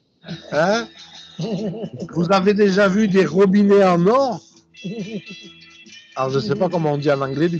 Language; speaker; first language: French; native; French